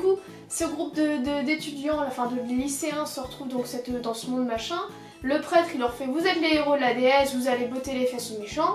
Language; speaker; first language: French; native; French